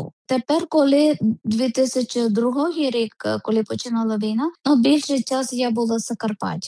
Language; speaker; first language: Ukrainian; non-native, learner; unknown